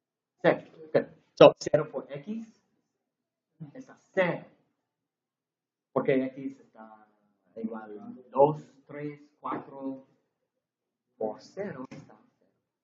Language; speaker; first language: Spanish; non-native, learner; English